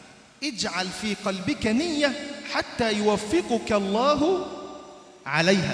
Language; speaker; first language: Arabic; native; Arabic